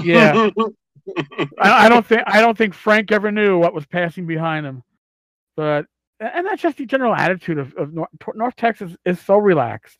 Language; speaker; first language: English; native; English